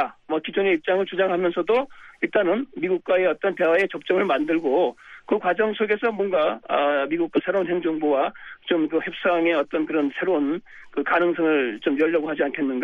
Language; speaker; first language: Korean; native; Korean